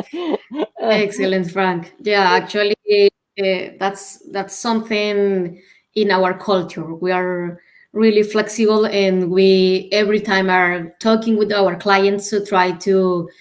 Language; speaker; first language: English; non-native, learner; Spanish